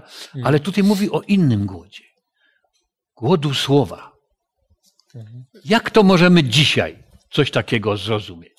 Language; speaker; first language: Polish; native; Polish